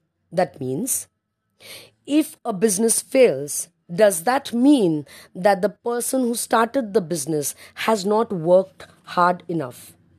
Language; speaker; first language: English; non-native, local second language; Marathi